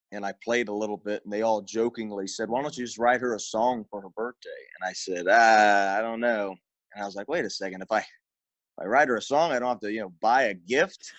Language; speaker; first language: English; native; English